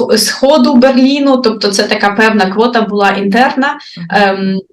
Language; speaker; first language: Ukrainian; native; Ukrainian